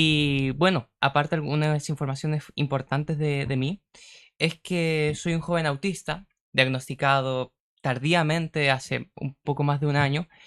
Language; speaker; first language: Spanish; native; Spanish